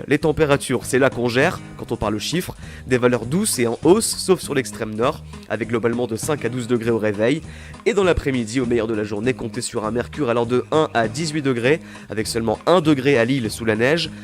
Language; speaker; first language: French; native; French